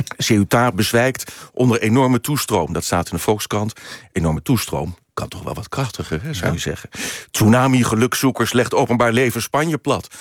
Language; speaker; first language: Dutch; native; Dutch